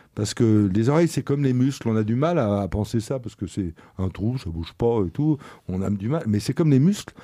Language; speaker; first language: French; native; French